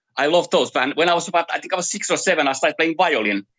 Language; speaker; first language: English; non-native, fluent; Finnish